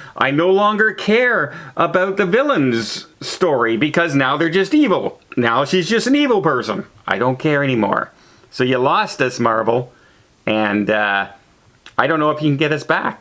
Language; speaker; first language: English; native; English